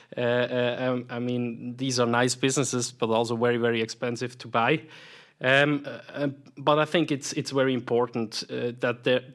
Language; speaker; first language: English; non-native, fluent; German